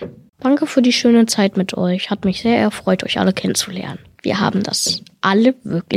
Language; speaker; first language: German; native; German